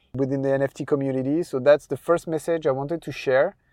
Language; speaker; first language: English; non-native, fluent; French